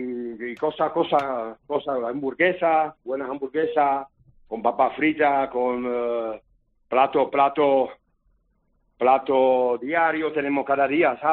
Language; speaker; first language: Spanish; non-native, learner; Czech